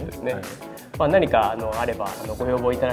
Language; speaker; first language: Japanese; native; Japanese